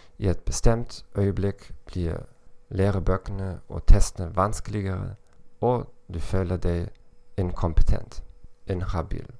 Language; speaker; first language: Norwegian; non-native, learner; German